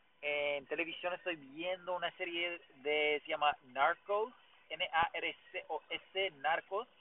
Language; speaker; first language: Spanish; non-native, learner; English